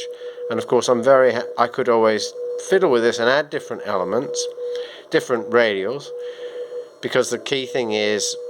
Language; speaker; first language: English; native; English